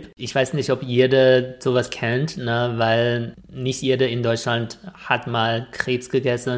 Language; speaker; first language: German; non-native, fluent; Chinese